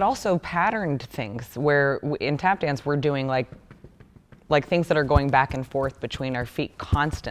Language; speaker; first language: English; native; English